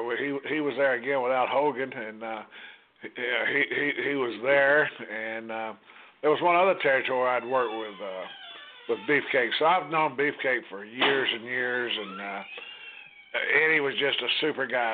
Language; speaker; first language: English; native; English